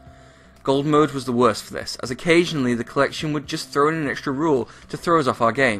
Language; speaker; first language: English; native; English